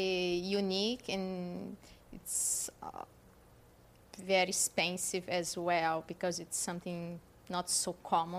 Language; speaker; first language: English; non-native, fluent; German